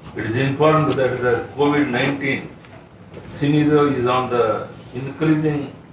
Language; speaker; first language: English; non-native, local second language; Kannada